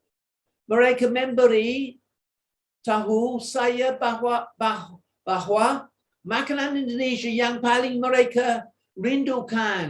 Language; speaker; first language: Indonesian; non-native, fluent; English